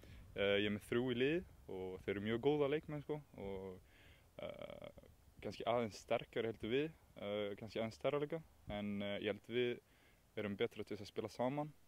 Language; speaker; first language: Icelandic; non-native, learner; Swedish